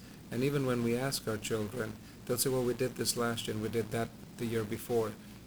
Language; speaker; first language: English; non-native, local second language; Punjabi